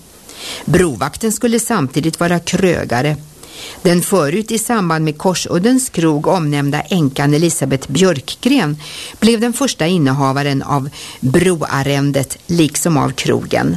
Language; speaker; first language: Swedish; native; Swedish